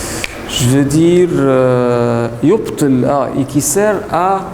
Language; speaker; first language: French; non-native, fluent; Arabic